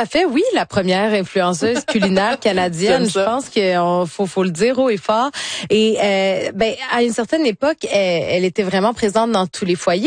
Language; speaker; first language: French; native; French